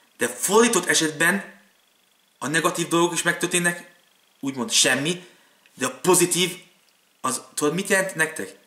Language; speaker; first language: Hungarian; early bilingual, other home language; German